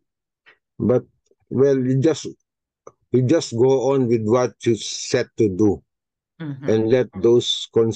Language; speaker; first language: English; non-native, local second language; Filipino